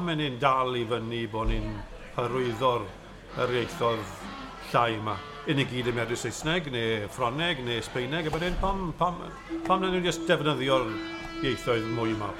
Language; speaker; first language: Welsh; native; Welsh